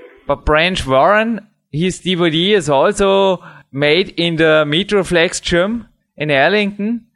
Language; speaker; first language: English; non-native, fluent; German